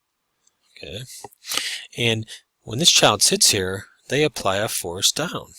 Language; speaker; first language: English; native; English